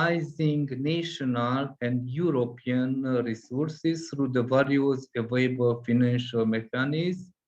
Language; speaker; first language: English; non-native, fluent; Hungarian